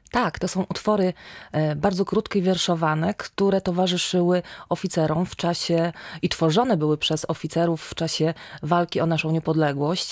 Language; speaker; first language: Polish; native; Polish